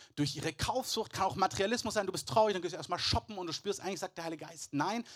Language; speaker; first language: German; native; German